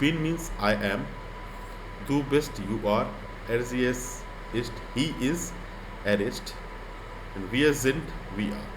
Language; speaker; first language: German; non-native, fluent; Hindi